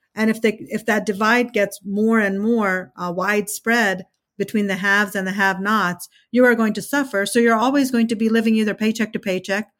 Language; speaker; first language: English; early bilingual, other home language; Telugu